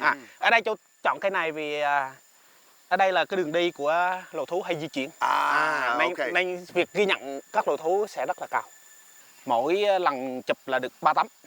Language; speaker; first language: Vietnamese; native; Vietnamese